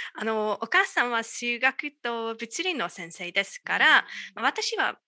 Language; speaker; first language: Japanese; non-native, fluent; Hungarian